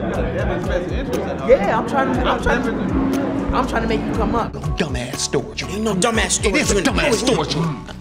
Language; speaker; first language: English; native; English